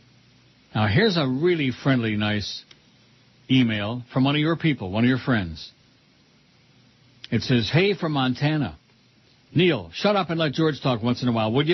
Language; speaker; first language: English; native; English